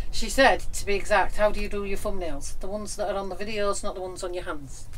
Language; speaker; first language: English; native; English